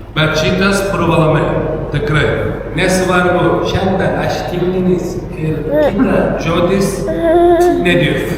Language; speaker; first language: Lithuanian; non-native, learner; Turkish